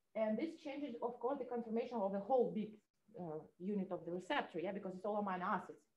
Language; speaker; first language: English; non-native, fluent; Russian